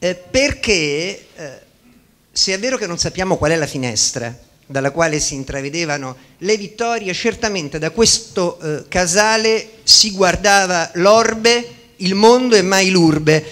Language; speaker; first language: Italian; native; Italian